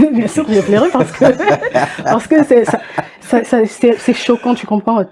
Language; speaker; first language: French; early bilingual, heritage; French